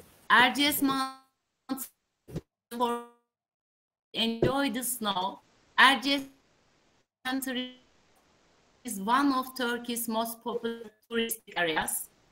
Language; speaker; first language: English; non-native, learner; Turkish